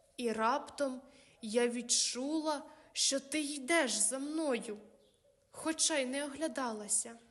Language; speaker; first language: Ukrainian; native; Ukrainian